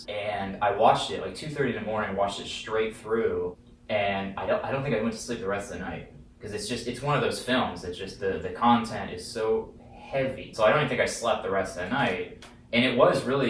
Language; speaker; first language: English; native; English